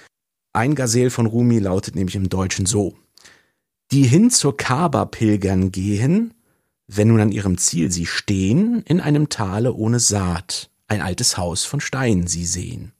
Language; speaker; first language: German; native; German